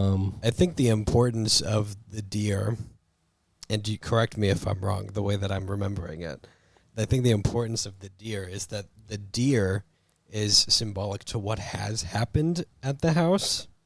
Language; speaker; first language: English; native; English